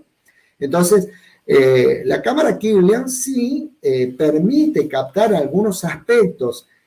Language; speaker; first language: Spanish; native; Spanish